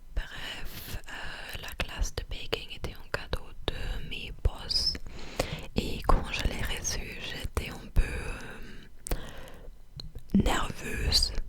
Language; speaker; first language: French; non-native, fluent; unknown